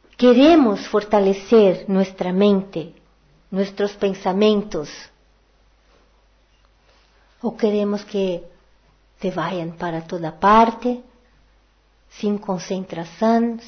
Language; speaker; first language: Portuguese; non-native, learner; Spanish